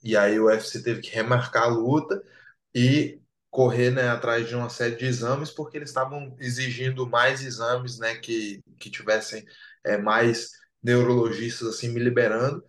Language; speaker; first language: Portuguese; native; Portuguese